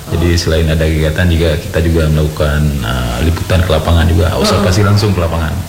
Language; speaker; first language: Indonesian; native; Indonesian